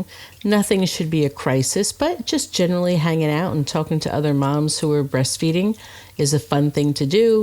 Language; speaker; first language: English; native; English